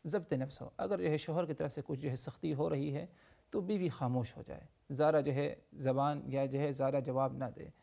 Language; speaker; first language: Urdu; native; Urdu